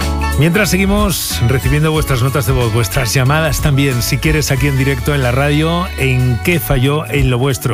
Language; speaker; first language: Spanish; native; Spanish